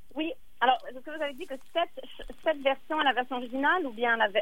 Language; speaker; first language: French; native; French